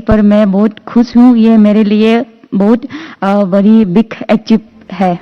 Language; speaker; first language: Hindi; non-native, local second language; Manipuri